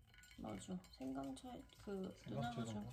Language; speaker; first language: Korean; native; Korean